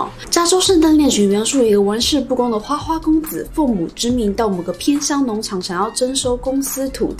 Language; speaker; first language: Chinese; native; Chinese